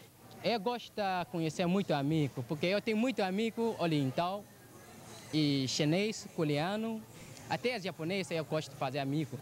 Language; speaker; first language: Portuguese; non-native, learner; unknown